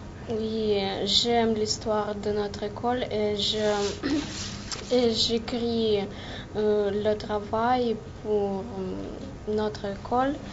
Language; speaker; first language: French; non-native, learner; Russian